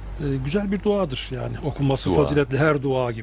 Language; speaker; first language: Turkish; native; Turkish